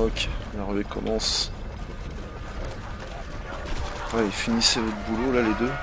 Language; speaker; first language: French; native; French